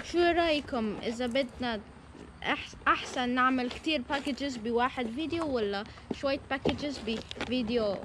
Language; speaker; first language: Arabic; early bilingual, heritage; Arabic